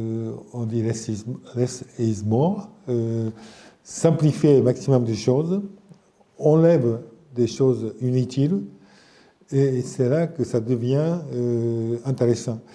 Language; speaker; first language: French; non-native, fluent; Japanese